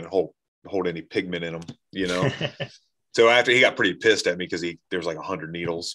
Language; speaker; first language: English; native; English